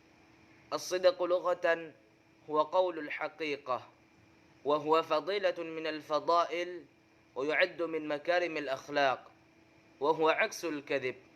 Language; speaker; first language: Arabic; non-native, learner; Indonesian